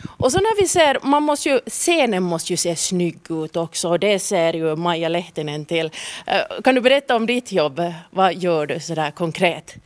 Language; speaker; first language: Swedish; native; Swedish